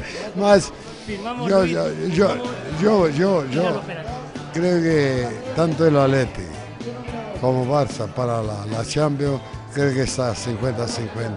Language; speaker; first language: Spanish; non-native, fluent; Portuguese